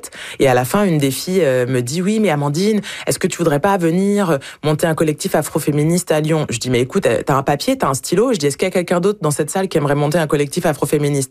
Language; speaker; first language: French; native; French